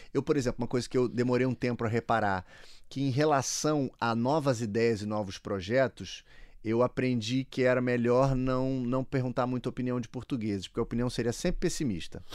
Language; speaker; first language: Portuguese; native; Portuguese